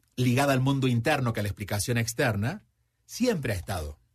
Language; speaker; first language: Spanish; native; Spanish